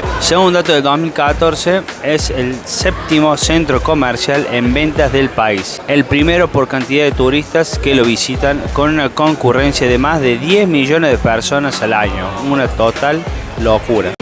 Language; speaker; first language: Spanish; native; Spanish